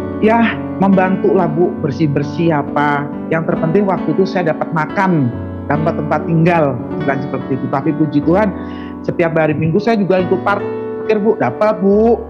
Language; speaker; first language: Indonesian; non-native, local second language; Sundanese